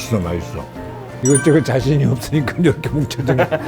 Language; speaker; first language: Korean; native; Korean